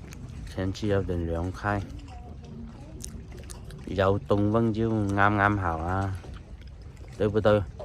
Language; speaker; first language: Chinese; non-native, local second language; Cantonese